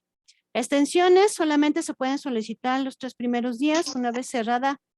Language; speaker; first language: Spanish; native; Spanish